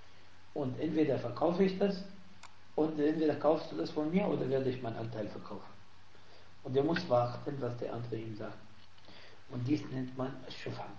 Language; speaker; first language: German; non-native, fluent; Arabic